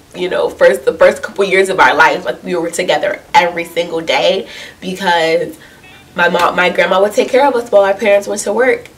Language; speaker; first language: English; native; English